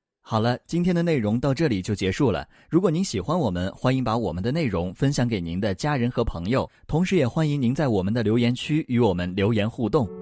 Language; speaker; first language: Chinese; native; Chinese